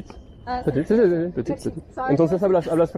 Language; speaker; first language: Spanish; non-native, learner; French